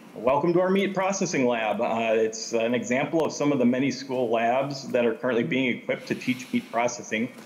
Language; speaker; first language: English; native; English